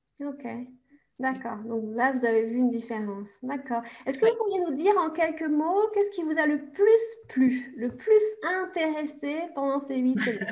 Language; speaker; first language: French; native; French